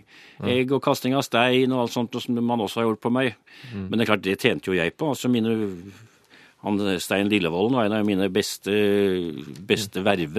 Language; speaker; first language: Norwegian; native; Norwegian